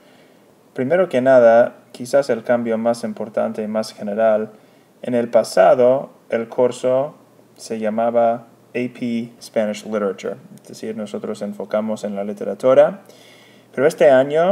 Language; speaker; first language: Spanish; non-native, fluent; English